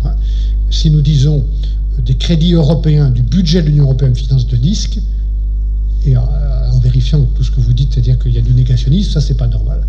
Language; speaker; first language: French; native; French